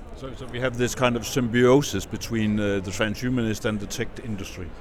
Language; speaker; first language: English; non-native, fluent; Danish